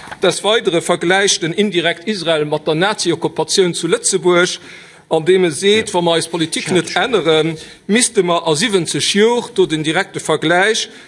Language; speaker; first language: Luxembourgish; native; Luxembourgish